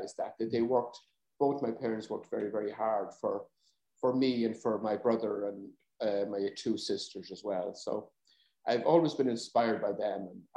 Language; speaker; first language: English; native; English